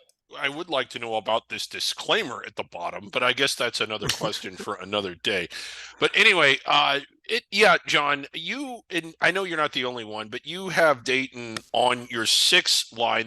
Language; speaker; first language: English; native; English